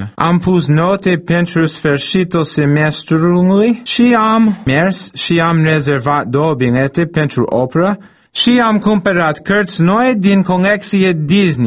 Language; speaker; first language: Romanian; non-native, fluent; English